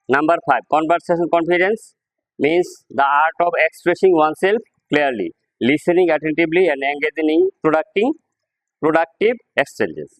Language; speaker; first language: English; non-native, local second language; Bangla